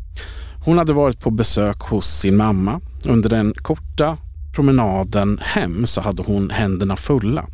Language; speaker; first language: Swedish; native; Swedish